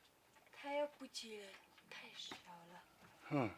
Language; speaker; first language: Chinese; non-native, local second language; Tibetan